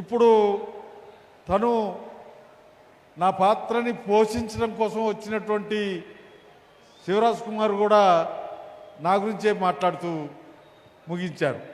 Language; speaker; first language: Telugu; native; Telugu